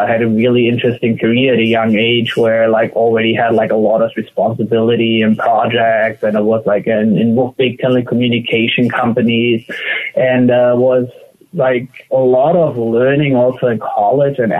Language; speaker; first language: English; non-native, fluent; German